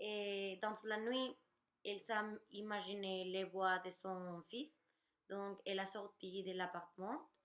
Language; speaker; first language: French; non-native, learner; Spanish